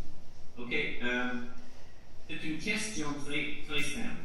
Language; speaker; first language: French; non-native, fluent; English